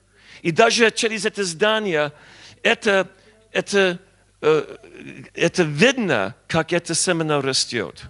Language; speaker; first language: Russian; non-native, learner; English